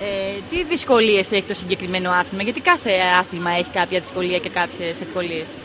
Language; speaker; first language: Greek; native; Greek